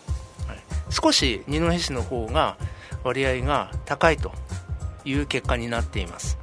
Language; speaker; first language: Japanese; native; Japanese